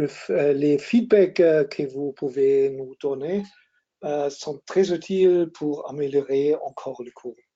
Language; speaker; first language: French; non-native, fluent; German